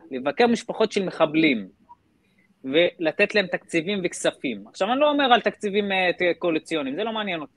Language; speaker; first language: Hebrew; non-native, local second language; Arabic